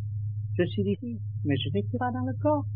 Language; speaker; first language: French; non-native, learner; Vietnamese